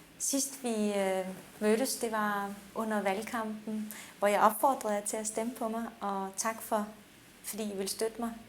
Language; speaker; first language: Danish; early bilingual, other home language; Turkish